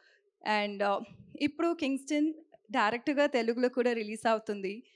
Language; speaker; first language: Telugu; non-native, learner; Tamil